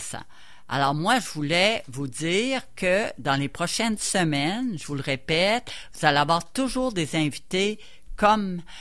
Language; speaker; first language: French; native; French